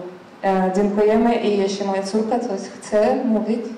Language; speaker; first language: Polish; non-native, learner; Ukrainian